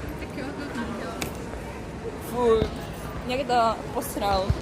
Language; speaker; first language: Czech; non-native, learner; Ukrainian